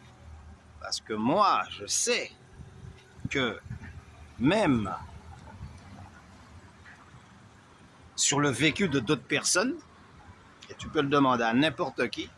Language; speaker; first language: French; native; French